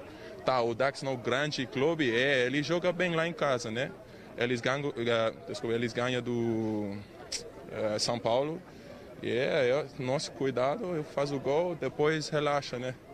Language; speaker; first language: Portuguese; non-native, learner; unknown